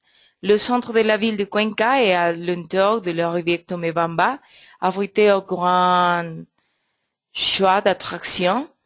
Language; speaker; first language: French; non-native, learner; Spanish